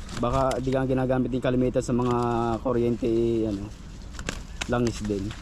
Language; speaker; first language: Filipino; native; Filipino